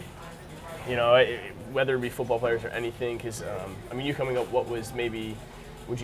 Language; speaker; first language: English; native; English